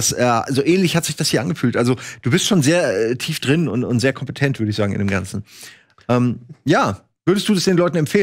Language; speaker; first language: German; native; German